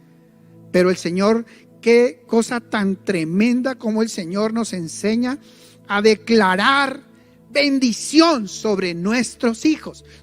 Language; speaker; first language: Spanish; native; Spanish